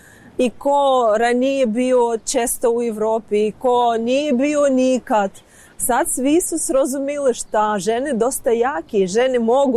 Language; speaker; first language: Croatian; non-native, learner; Ukrainian